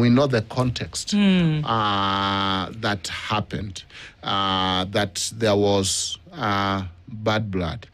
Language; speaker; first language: English; non-native, local second language; Luo (Kenya and Tanzania)